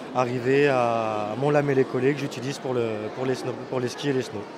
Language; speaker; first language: French; native; French